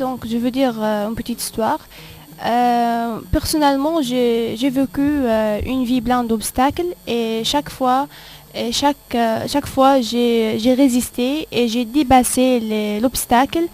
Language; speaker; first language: French; non-native, fluent; Arabic